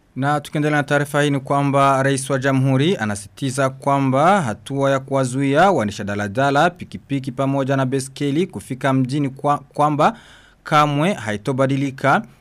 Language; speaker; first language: Swahili; non-native, local second language; Rundi